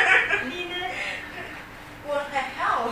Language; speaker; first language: Chinese; non-native, learner; Italian